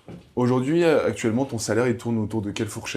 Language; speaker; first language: French; native; French